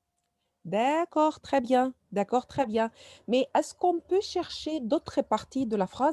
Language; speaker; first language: French; non-native, fluent; Arabic